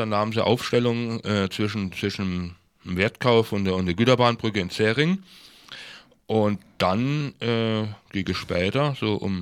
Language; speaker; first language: German; native; German